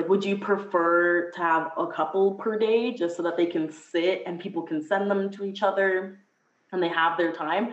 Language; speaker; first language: English; native; English